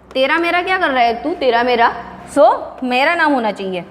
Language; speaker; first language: Hindi; non-native, local second language; Marathi